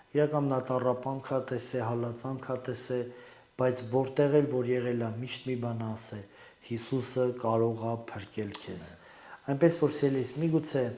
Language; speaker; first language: Armenian; native; Armenian